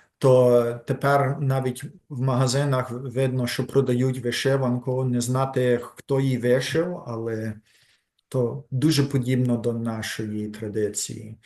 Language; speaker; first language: Ukrainian; early bilingual, heritage; Ukrainian